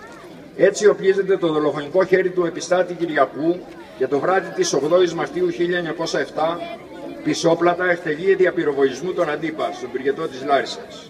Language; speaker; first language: Greek; native; Greek